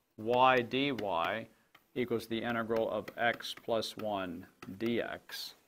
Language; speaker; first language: English; native; English